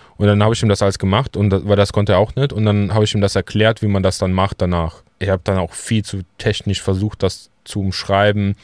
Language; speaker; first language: German; early bilingual, other home language; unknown